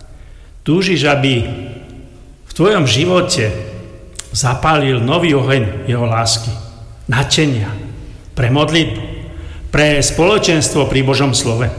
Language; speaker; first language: Slovak; native; Slovak